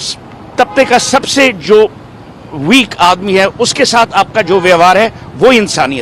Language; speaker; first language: Hindi; native; Hindi